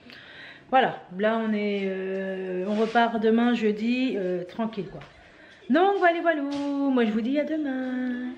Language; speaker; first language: French; native; French